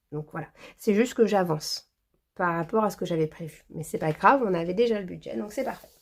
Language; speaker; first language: French; early bilingual, other home language; Portuguese